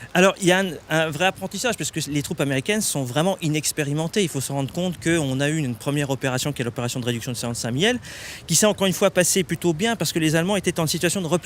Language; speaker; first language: French; native; French